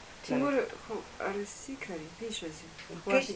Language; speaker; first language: Persian; non-native, fluent; English